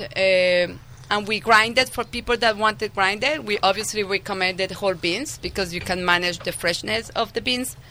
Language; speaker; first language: English; non-native, fluent; Spanish